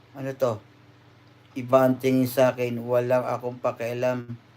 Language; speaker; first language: Filipino; native; Filipino